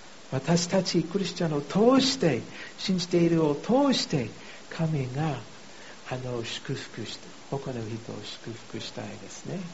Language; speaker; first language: Japanese; non-native, fluent; English